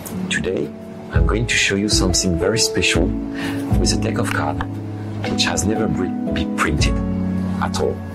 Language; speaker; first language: English; non-native, fluent; French